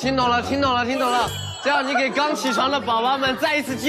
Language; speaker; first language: Chinese; native; Chinese